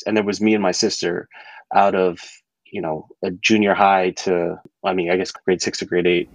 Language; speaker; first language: English; native; English